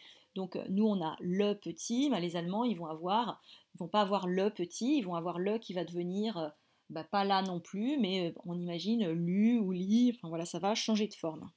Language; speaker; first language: French; native; French